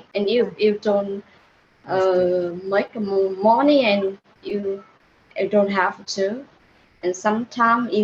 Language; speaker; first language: English; non-native, learner; Vietnamese